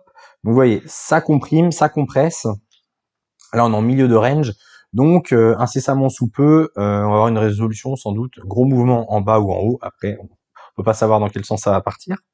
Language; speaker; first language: French; native; French